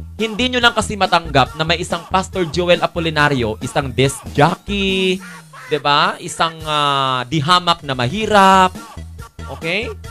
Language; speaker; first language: Filipino; non-native, local second language; Cebuano